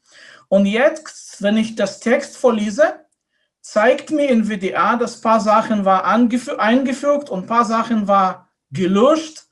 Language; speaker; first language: German; non-native, fluent; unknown